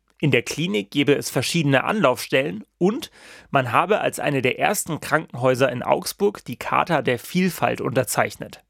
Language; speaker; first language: German; native; German